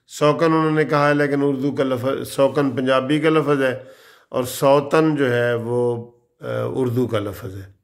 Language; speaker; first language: Urdu; native; Urdu